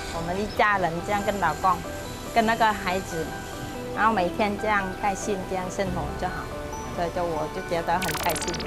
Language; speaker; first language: Chinese; non-native, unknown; Vietnamese